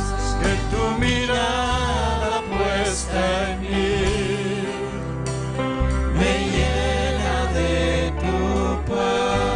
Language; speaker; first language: Spanish; native; Spanish